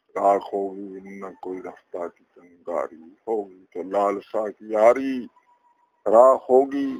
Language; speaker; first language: Urdu; non-native, local second language; Punjabi